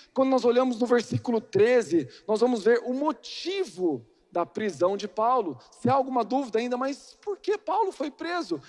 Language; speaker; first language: Portuguese; native; Portuguese